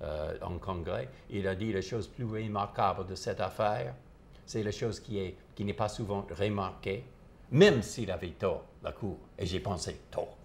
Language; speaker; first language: French; non-native, fluent; English